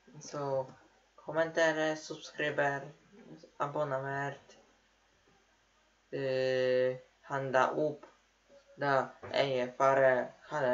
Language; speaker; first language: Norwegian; non-native, learner; Polish